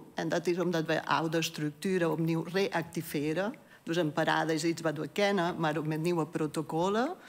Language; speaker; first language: Dutch; non-native, fluent; Catalan